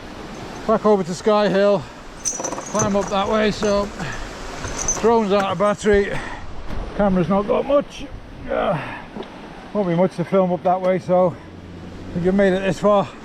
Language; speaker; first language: English; native; English